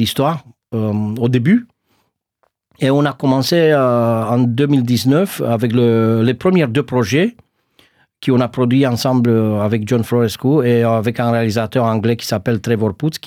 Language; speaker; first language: French; non-native, fluent; Romanian